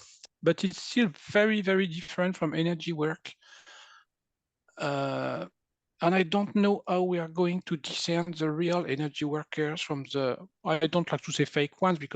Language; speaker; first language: English; non-native, fluent; French